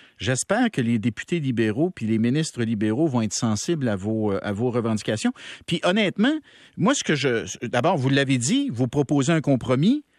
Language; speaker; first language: French; native; French